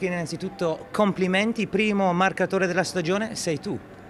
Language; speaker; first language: Italian; native; Italian